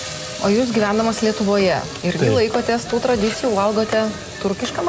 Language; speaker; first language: Lithuanian; native; Lithuanian